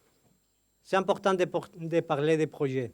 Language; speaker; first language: French; non-native, fluent; Spanish